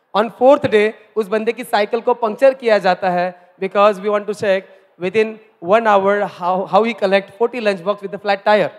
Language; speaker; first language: Hindi; non-native, local second language; Marathi